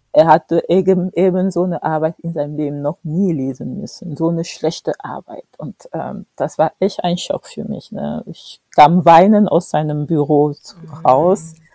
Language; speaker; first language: German; non-native, fluent; French